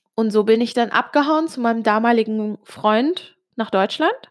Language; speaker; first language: German; early bilingual, other home language; Italian